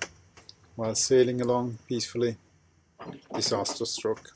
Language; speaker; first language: English; non-native, fluent; German